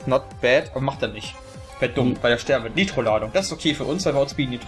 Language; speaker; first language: German; native; German